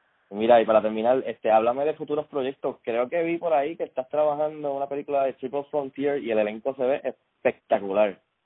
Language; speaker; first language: Spanish; native; Spanish